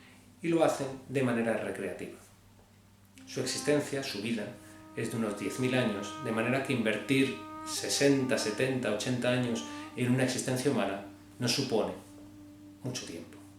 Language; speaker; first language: Spanish; native; Spanish